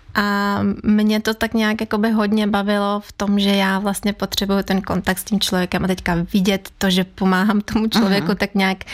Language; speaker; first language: Czech; non-native, fluent; Ukrainian